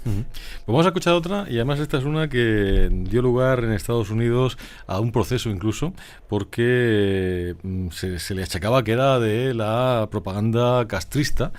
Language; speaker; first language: Spanish; native; Spanish